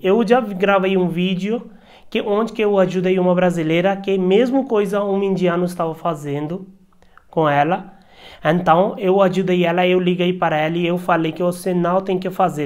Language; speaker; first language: Portuguese; non-native, learner; Hindi